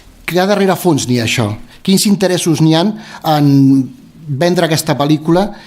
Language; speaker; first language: Catalan; native; Catalan